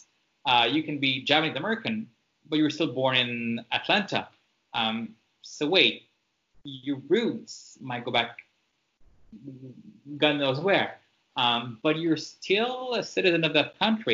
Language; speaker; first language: English; non-native, fluent; French